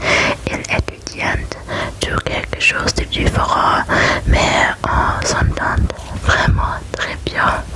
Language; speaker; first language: French; non-native, learner; German